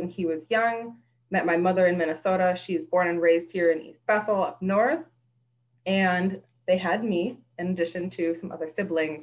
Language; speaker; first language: English; native; English